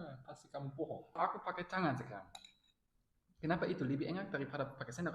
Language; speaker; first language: Indonesian; non-native, fluent; German